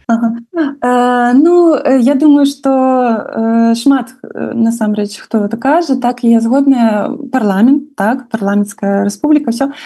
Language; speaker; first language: Belarusian; non-native, local second language; Russian